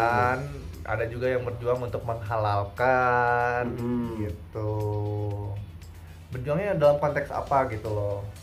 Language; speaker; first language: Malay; non-native, local second language; Sundanese